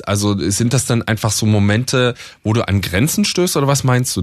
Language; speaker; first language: German; native; German